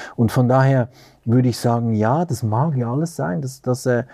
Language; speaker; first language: German; native; German